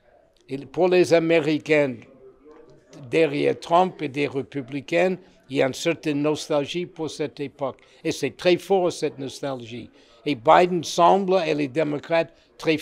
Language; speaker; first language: French; non-native, fluent; English